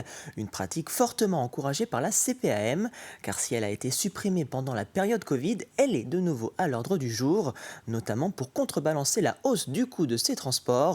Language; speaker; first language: French; native; French